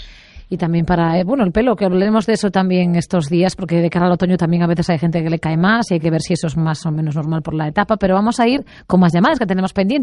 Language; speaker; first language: Spanish; native; Spanish